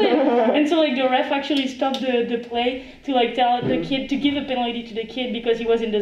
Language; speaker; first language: English; non-native, fluent; French